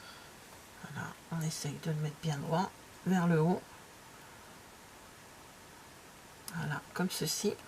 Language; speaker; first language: French; native; French